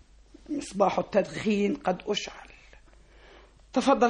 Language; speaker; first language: Arabic; native; Arabic